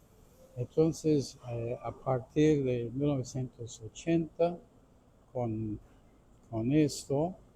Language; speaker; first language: Spanish; non-native, fluent; English